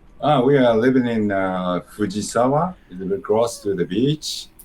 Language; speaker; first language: English; non-native, learner; Japanese